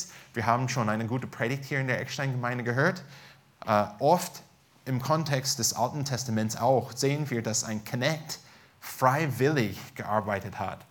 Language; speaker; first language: German; non-native, fluent; English